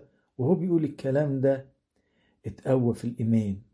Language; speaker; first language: Arabic; native; Arabic